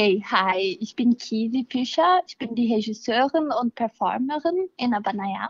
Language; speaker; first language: German; non-native, fluent; Portuguese